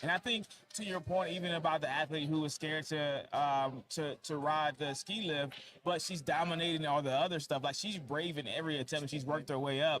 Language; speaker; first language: English; native; English